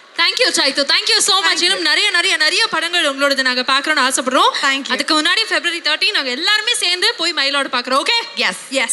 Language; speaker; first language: Tamil; native; Tamil